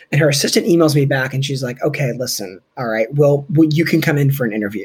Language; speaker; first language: English; native; English